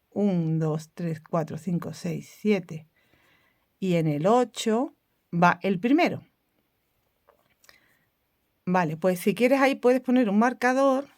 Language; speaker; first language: Spanish; native; Spanish